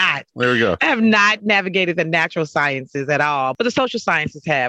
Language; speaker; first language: English; native; English